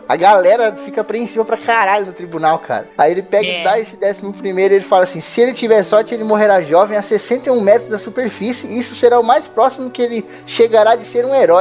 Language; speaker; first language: Portuguese; native; Portuguese